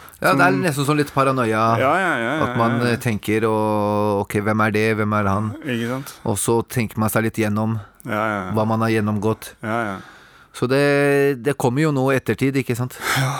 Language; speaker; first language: Norwegian; native; Norwegian